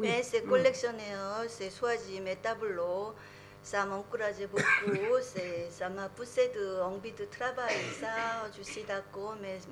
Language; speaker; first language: French; non-native, learner; Korean